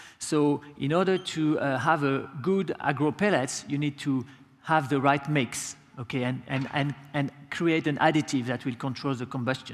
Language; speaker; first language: English; non-native, fluent; French